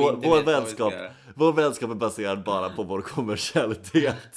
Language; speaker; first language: Swedish; native; Swedish